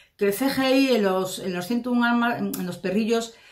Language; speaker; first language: Spanish; native; Spanish